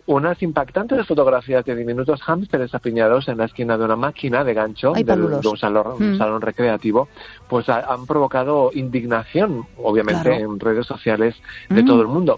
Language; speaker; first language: Spanish; native; Spanish